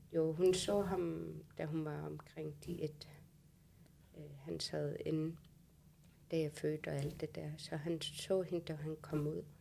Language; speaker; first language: Danish; non-native, local second language; Kalaallisut